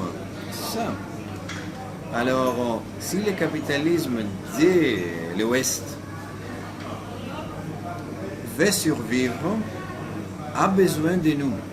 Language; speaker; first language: French; non-native, fluent; Greek